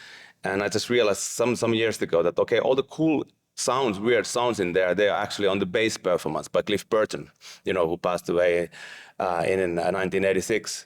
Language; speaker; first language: English; non-native, fluent; Finnish